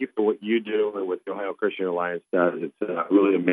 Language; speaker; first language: English; non-native, fluent; Spanish